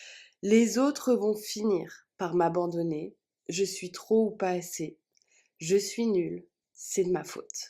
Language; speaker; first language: French; native; French